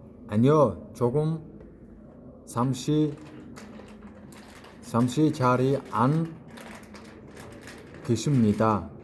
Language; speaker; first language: Korean; non-native, fluent; Mongolian